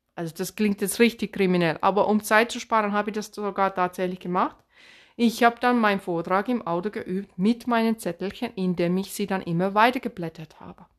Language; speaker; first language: German; non-native, fluent; Finnish